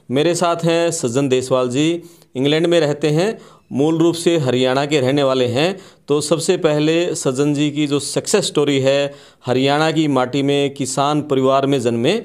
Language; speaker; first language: Hindi; native; Hindi